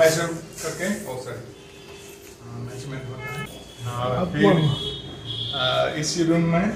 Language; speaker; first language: Hindi; non-native, learner; English